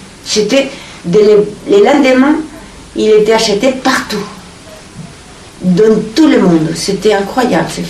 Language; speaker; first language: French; non-native, fluent; Spanish